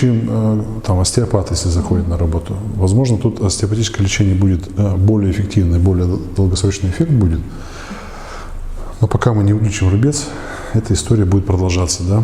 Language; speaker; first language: Russian; native; Russian